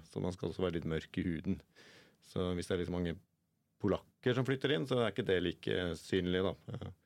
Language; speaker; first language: Norwegian; native; Norwegian